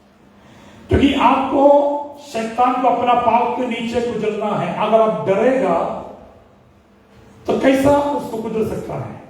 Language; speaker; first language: Hindi; non-native, local second language; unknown